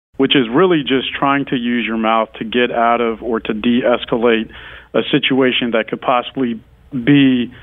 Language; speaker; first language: English; native; English